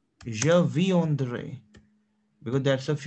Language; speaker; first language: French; non-native, fluent; Hindi